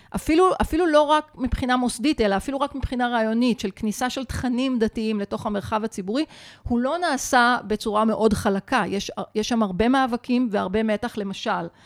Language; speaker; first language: Hebrew; native; Hebrew